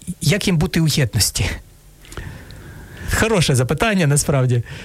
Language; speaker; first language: Ukrainian; non-native, fluent; Russian